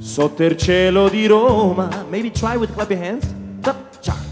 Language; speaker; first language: English; non-native, fluent; Italian